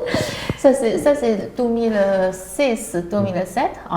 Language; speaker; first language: French; non-native, learner; Chinese